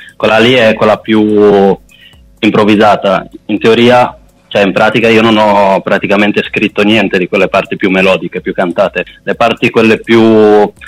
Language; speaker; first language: Italian; native; Italian